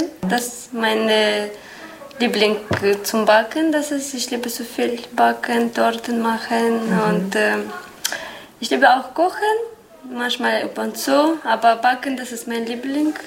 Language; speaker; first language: German; non-native, learner; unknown